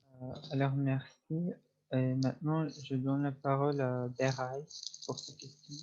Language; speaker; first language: French; non-native, fluent; Turkish